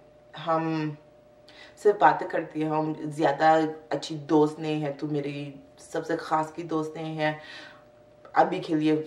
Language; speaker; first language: Hindi; non-native, learner; English